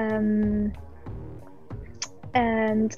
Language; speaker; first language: English; non-native, fluent; Italian